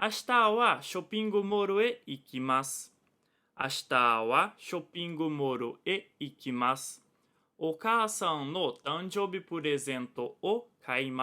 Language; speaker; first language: Japanese; non-native, fluent; Portuguese